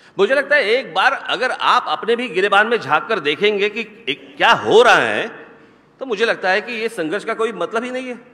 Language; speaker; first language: Hindi; non-native, local second language; Marathi